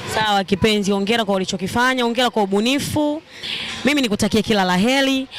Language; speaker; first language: Swahili; native; Swahili